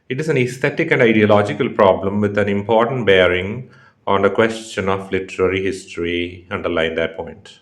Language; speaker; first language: English; non-native, local second language; Malayalam